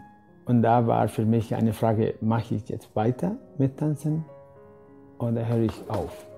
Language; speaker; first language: German; non-native, fluent; Spanish